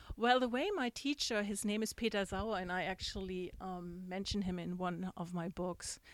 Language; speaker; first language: English; non-native, fluent; German